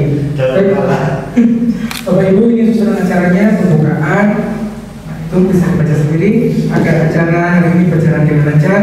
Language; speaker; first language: Indonesian; native; Indonesian